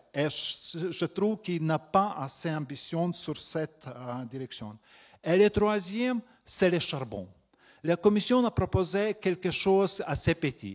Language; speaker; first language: French; non-native, fluent; Latvian